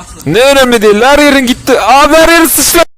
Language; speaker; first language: Turkish; native; Turkish